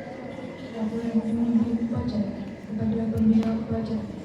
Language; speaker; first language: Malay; non-native, local second language; Javanese